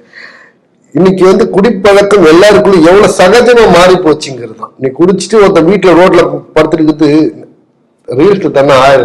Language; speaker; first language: Tamil; native; Tamil